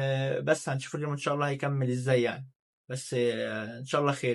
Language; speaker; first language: Arabic; native; Arabic